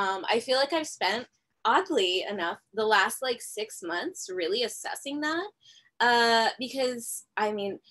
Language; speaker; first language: English; native; English